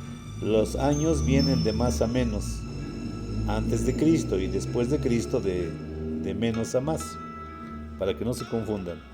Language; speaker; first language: Spanish; native; Spanish